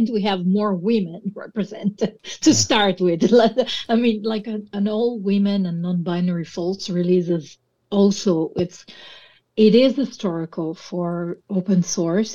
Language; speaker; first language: English; non-native, fluent; Italian